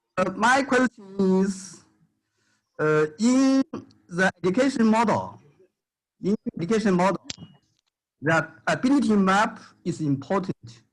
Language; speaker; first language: English; non-native, fluent; Chinese